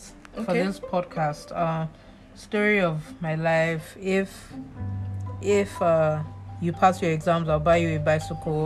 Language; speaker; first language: English; non-native, local second language; Igbo